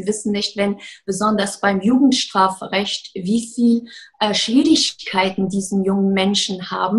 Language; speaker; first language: German; non-native, fluent; Persian